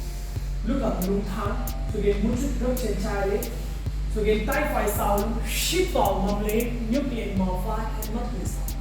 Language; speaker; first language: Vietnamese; non-native, learner; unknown